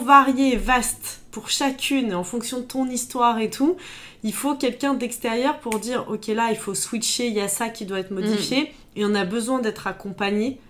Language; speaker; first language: French; native; French